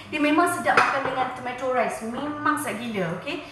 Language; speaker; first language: Malay; non-native, local second language; Tamil